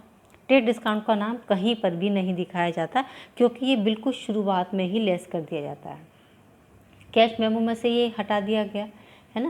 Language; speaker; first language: Hindi; native; Hindi